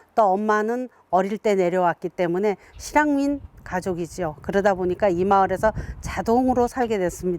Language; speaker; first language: Korean; native; Korean